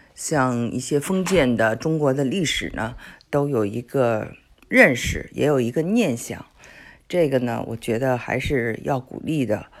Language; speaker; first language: Chinese; native; Chinese